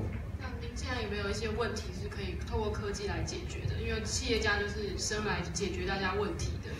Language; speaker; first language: Chinese; native; Chinese